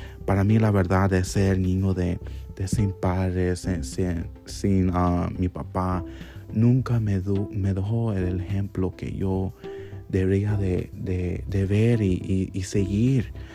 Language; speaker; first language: Spanish; early bilingual, heritage; Spanish